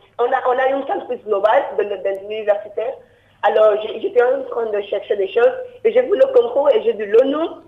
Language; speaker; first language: French; non-native, fluent; Yoruba